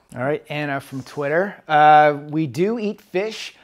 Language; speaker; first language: English; native; English